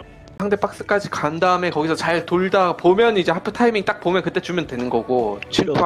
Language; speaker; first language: Korean; native; Korean